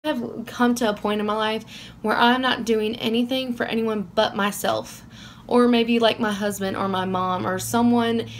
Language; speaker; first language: English; native; English